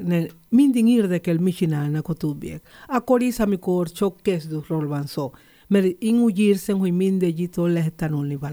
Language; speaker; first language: Hungarian; non-native, learner; Spanish